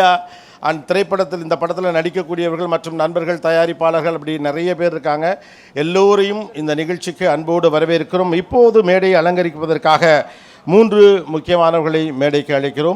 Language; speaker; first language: Tamil; native; Tamil